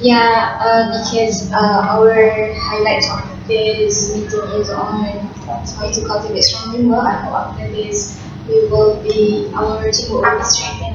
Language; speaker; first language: English; non-native, learner; Malay